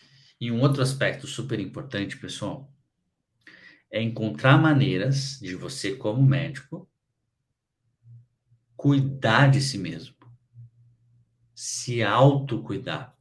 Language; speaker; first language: Portuguese; native; Portuguese